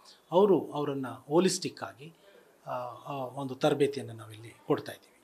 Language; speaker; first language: Kannada; native; Kannada